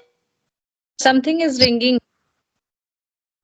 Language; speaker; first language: English; non-native, learner; Hindi